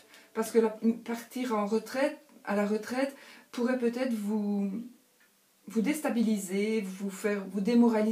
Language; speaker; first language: French; native; French